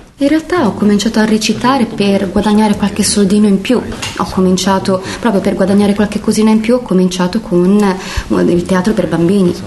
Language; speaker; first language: Italian; native; Italian